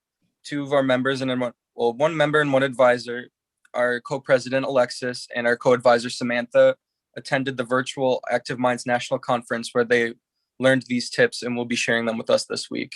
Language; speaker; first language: English; native; English